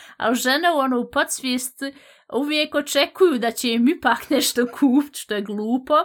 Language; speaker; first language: Bosnian; native; Bosnian